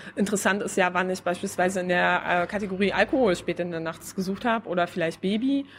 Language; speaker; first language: German; non-native, fluent; Polish